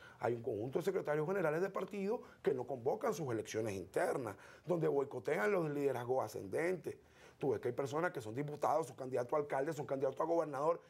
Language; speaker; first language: Spanish; native; Spanish